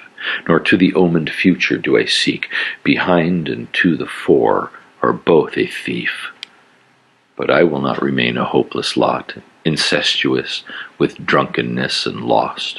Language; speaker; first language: English; native; English